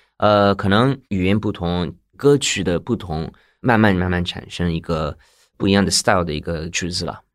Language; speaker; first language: Chinese; non-native, fluent; Japanese